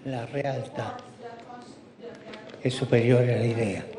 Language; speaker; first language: Italian; non-native, fluent; Spanish